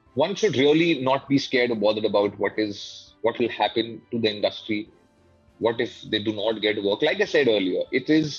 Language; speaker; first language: English; non-native, local second language; Hindi